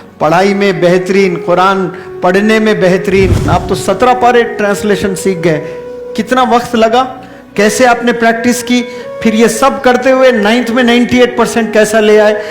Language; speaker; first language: Urdu; native; Urdu